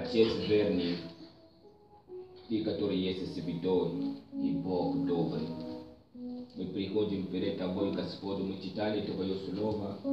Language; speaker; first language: Russian; non-native, fluent; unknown